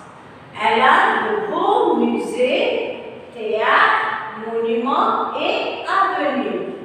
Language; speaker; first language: French; non-native, fluent; Tamil